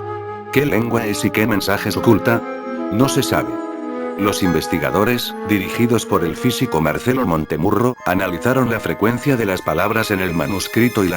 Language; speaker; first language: Spanish; native; Spanish